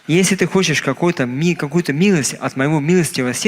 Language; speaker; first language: Russian; native; Russian